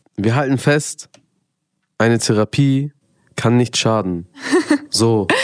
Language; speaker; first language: German; early bilingual, other home language; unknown